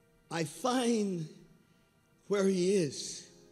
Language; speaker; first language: English; native; English